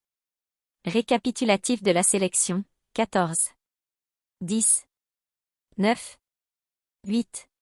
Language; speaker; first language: French; native; French